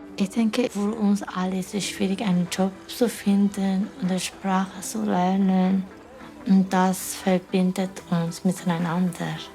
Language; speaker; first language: German; non-native, learner; Persian